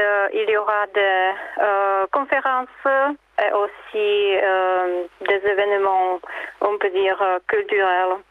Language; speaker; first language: French; non-native, learner; Czech